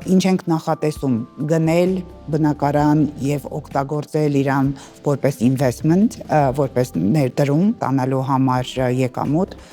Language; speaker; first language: Armenian; native; Armenian